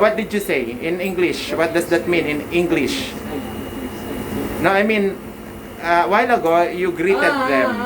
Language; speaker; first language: English; non-native, local second language; Filipino